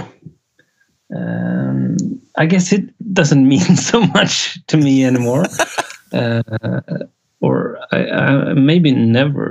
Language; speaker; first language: English; non-native, fluent; Swedish